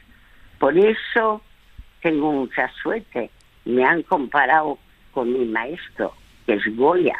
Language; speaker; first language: Spanish; early bilingual, other home language; French